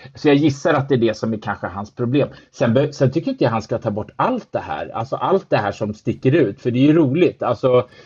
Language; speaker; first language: Swedish; early bilingual, other home language; German